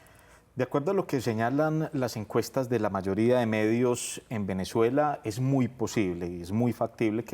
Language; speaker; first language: Spanish; native; Spanish